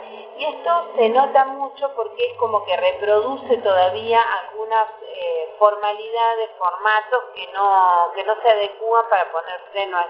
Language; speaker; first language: Spanish; native; Spanish